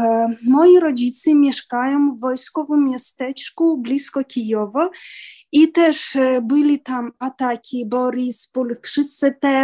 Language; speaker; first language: Polish; non-native, learner; Ukrainian